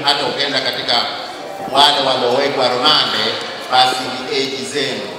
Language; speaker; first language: Swahili; native; Swahili